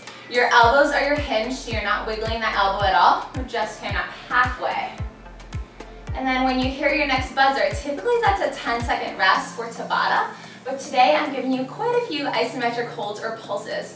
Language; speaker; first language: English; native; English